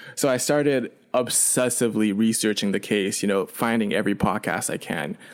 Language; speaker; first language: English; early bilingual, other home language; Chinese